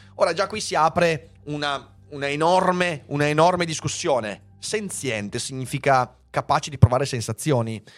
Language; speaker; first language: Italian; native; Italian